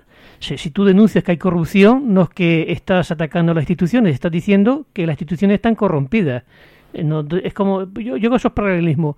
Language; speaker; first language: Spanish; native; Spanish